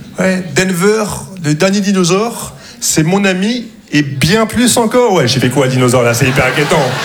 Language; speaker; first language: French; early bilingual, other home language; Arabic